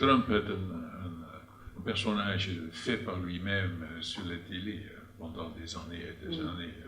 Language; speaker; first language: French; non-native, fluent; Dutch